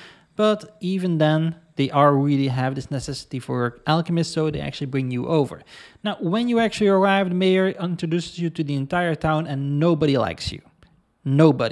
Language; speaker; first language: English; non-native, fluent; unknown